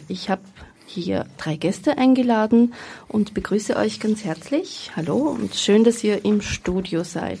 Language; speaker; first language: German; native; German